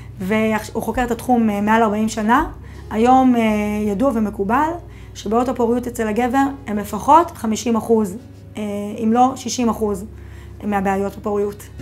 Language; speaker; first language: Hebrew; native; Hebrew